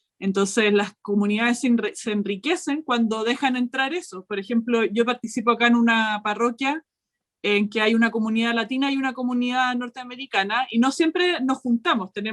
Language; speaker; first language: Spanish; native; Spanish